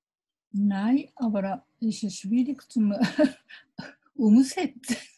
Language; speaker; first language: German; non-native, learner; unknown